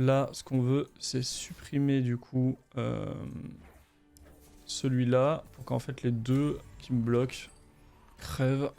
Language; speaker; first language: French; native; French